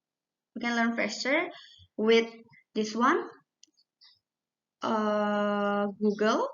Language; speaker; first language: English; non-native, learner; Indonesian